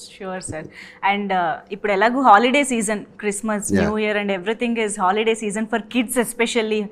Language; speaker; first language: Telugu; native; Telugu